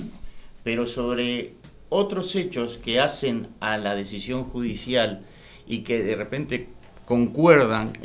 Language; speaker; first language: Spanish; native; Spanish